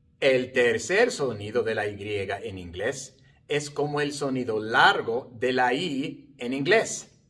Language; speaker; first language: Spanish; non-native, fluent; English